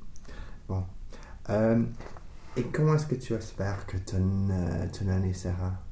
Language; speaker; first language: French; non-native, fluent; English